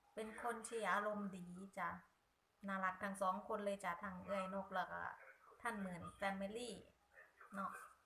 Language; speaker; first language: Thai; native; Thai